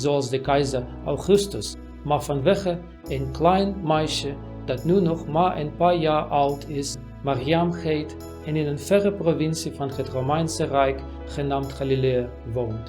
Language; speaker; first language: Dutch; non-native, learner; Russian